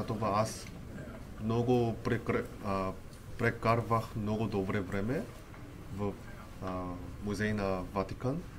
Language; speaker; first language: Bulgarian; non-native, learner; Korean